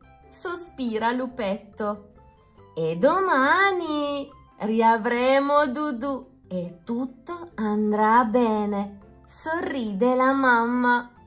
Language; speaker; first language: Italian; native; Italian